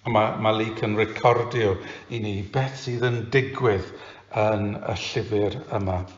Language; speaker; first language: Welsh; non-native, fluent; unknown